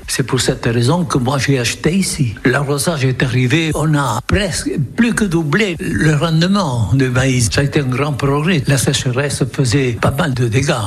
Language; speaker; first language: French; non-native, local second language; Occitan